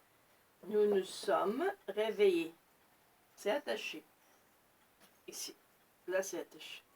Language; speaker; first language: French; non-native, local second language; Arabic